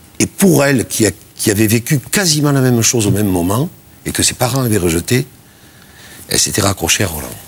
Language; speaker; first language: French; native; French